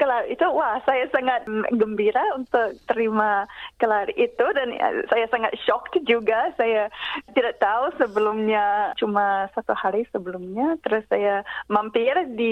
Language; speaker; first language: Indonesian; non-native, fluent; English